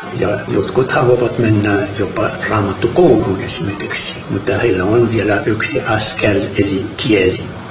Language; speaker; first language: Finnish; non-native, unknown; Arabic